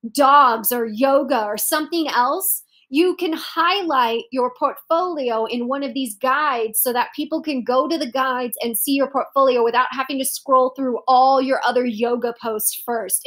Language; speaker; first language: English; native; English